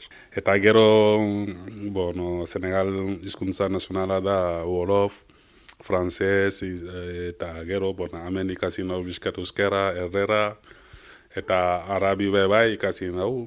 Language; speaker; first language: Basque; non-native, learner; Serer